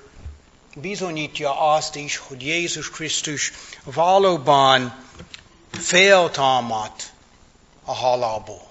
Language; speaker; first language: Hungarian; non-native, fluent; English